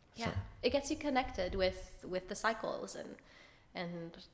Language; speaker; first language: English; early bilingual, other home language; Hebrew